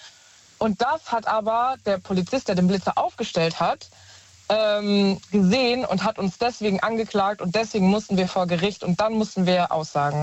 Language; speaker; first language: German; native; German